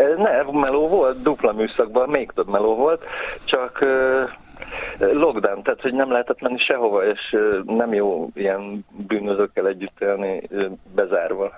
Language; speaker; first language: Hungarian; native; Hungarian